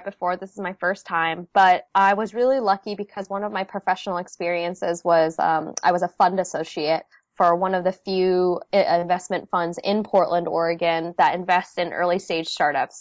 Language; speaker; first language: English; early bilingual, other home language; Vietnamese